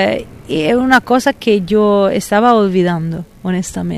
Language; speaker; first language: Spanish; non-native, fluent; Italian